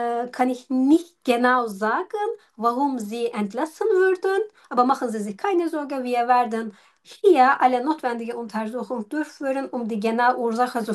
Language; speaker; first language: German; non-native, learner; Turkish